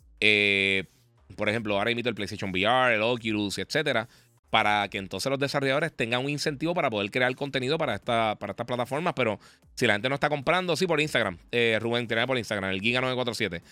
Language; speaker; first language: Spanish; native; Spanish